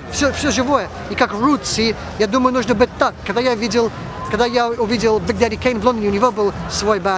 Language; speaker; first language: Russian; early bilingual, heritage; Russian